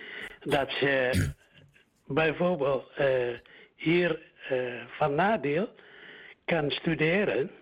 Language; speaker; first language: Dutch; early bilingual, other home language; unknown